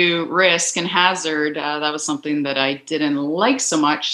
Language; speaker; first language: English; native; English